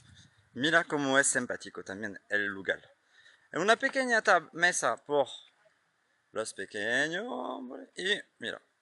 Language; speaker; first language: Spanish; non-native, learner; French